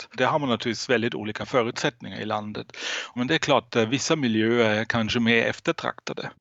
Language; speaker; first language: Swedish; non-native, fluent; German